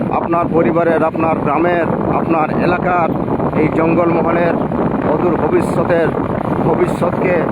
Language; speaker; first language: Bangla; native; Bangla